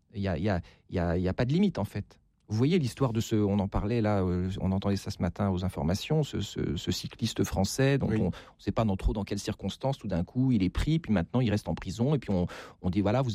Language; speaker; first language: French; native; French